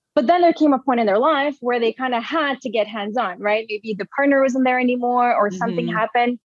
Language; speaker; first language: English; early bilingual, other home language; Portuguese